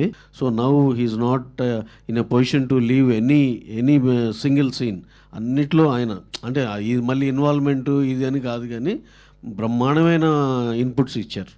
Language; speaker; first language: Telugu; native; Telugu